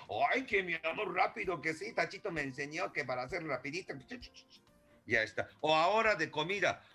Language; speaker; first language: Spanish; non-native, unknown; Japanese